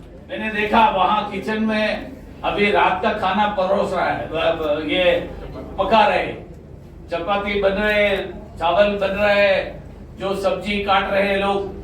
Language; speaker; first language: Hindi; non-native, local second language; Malayalam